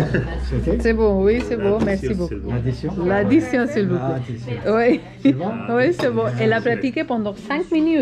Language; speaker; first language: French; non-native, learner; Hindi